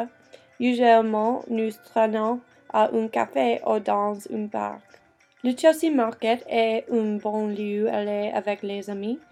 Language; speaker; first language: French; non-native, learner; English